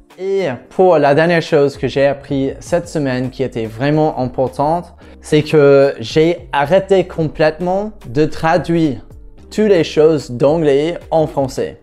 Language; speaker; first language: French; non-native, fluent; English